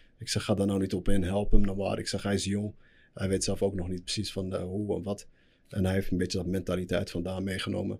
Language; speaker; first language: Dutch; early bilingual, other home language; Arabic